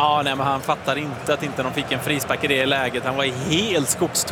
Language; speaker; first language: Swedish; native; Swedish